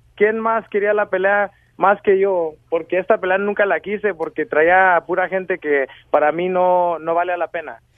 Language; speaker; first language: Spanish; early bilingual, heritage; Spanish